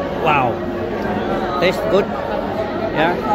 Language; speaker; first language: English; non-native, local second language; Malay